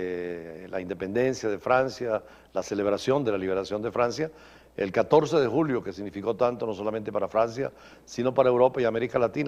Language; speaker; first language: Spanish; native; Spanish